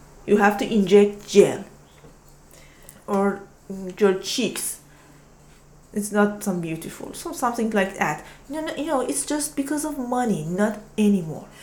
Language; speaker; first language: English; non-native, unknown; Persian